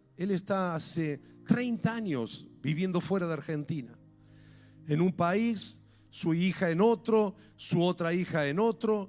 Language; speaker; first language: Spanish; native; Spanish